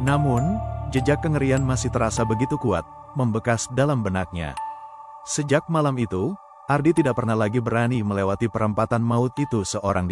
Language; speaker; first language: Indonesian; native; Indonesian